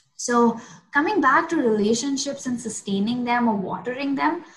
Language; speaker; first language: English; non-native, local second language; Hindi